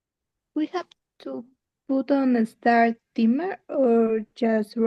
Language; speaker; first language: English; non-native, learner; Spanish